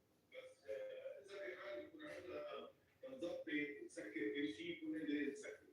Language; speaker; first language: Arabic; native; Arabic